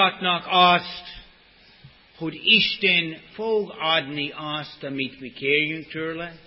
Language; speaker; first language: Hungarian; non-native, fluent; English